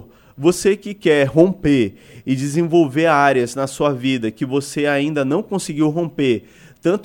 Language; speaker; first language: Portuguese; native; Portuguese